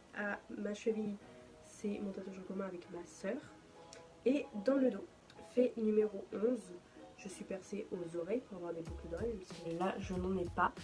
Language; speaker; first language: French; native; French